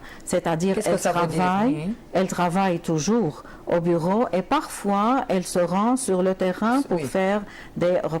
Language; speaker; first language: French; non-native, fluent; Arabic